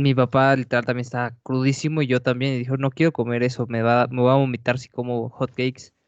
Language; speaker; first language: Spanish; native; Spanish